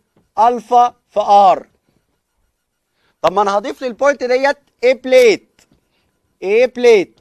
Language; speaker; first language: Arabic; native; Arabic